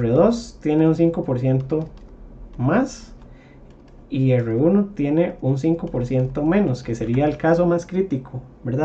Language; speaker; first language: Spanish; native; Spanish